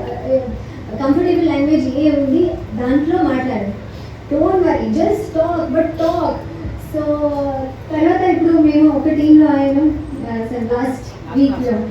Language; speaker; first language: Telugu; non-native, learner; Hindi